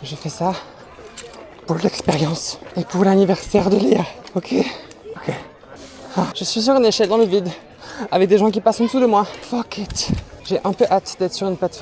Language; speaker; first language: French; native; French